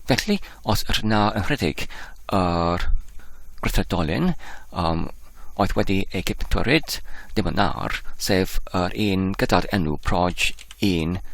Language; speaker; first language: Welsh; non-native, fluent; English